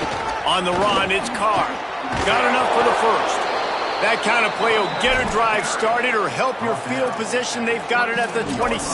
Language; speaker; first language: English; native; English